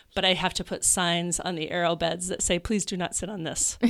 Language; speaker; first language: English; native; English